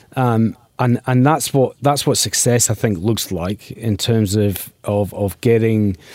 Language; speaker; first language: English; native; English